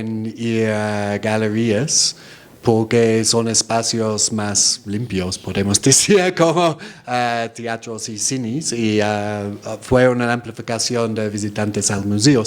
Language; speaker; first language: Spanish; non-native, fluent; English